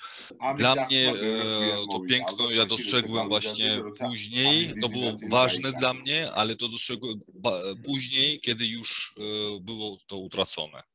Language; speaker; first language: Polish; non-native, fluent; Georgian